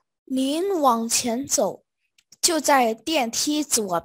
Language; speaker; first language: Chinese; non-native, fluent; Vietnamese